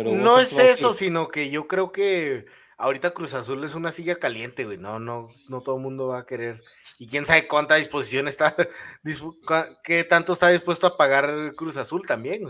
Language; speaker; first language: Spanish; native; Spanish